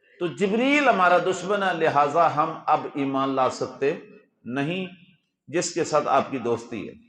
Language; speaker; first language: Urdu; non-native, local second language; Punjabi